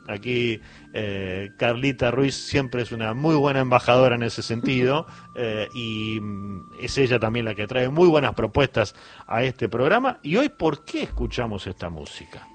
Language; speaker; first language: Spanish; native; Spanish